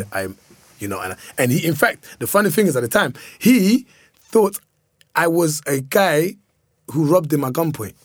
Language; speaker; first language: English; early bilingual, other home language; Lingala